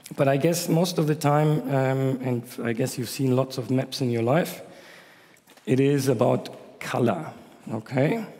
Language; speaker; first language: English; non-native, fluent; German